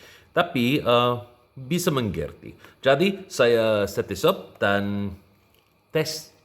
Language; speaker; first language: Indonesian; non-native, learner; English